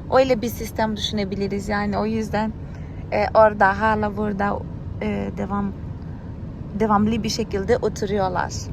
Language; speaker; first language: Turkish; native; Turkish